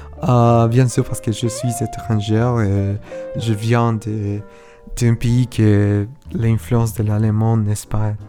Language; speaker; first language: French; non-native, learner; Spanish